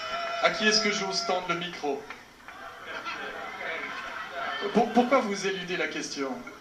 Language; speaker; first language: French; native; French